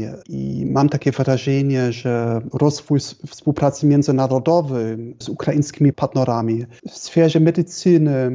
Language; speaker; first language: Polish; non-native, fluent; German